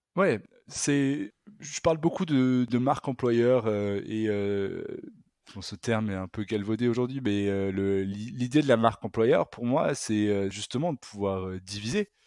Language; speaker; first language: French; native; French